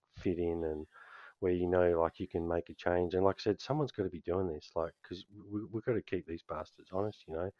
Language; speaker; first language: English; native; English